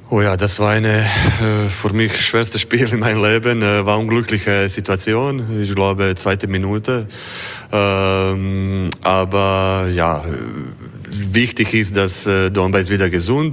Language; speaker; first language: German; non-native, learner; Croatian